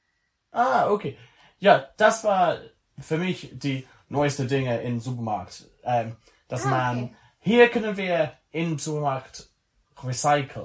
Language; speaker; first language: German; non-native, learner; English